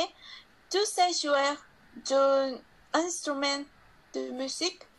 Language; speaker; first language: French; non-native, learner; Spanish